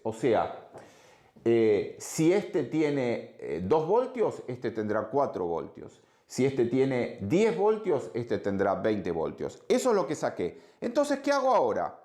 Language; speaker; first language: Spanish; native; Spanish